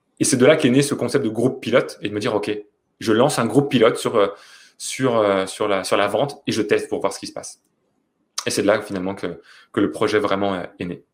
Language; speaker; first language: French; native; French